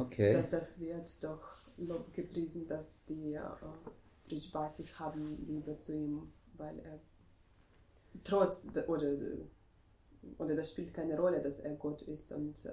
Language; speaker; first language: German; non-native, fluent; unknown